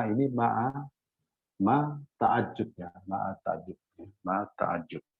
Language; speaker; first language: Arabic; non-native, fluent; Indonesian